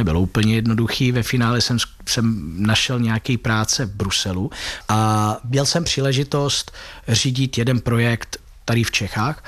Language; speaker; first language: Czech; non-native, fluent; Italian